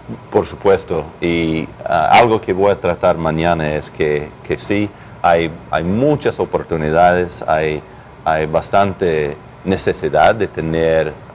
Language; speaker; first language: Spanish; non-native, fluent; English